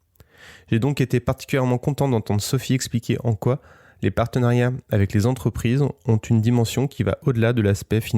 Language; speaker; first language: French; native; French